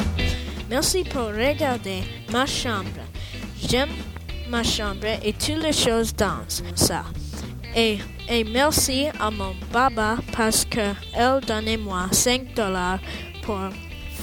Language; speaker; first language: French; non-native, learner; English